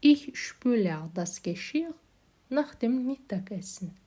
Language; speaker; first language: German; non-native, fluent; Azerbaijani